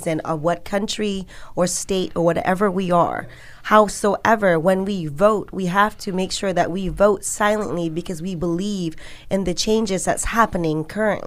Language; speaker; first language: English; non-native, local second language; Malay